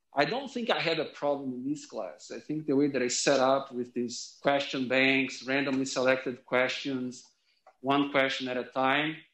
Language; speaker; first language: English; non-native, fluent; Portuguese